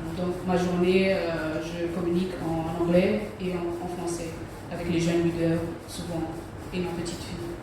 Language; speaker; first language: French; early bilingual, heritage; English